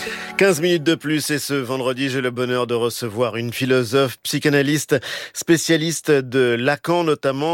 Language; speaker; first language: French; native; French